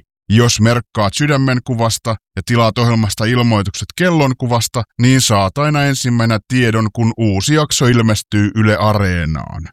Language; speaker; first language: Finnish; native; Finnish